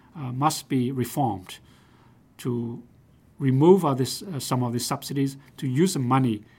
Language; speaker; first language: English; non-native, fluent; Chinese